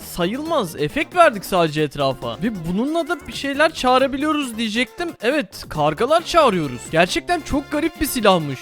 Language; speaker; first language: Turkish; native; Turkish